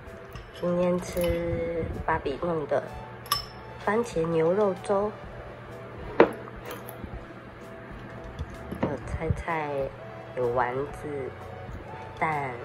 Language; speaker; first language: Chinese; native; Chinese